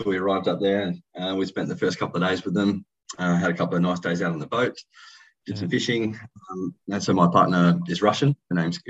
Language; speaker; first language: English; native; English